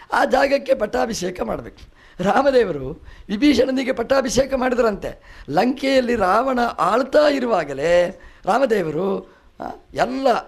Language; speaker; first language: Kannada; non-native, local second language; Tulu